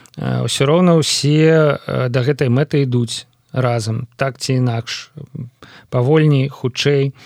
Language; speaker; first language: Belarusian; non-native, local second language; Russian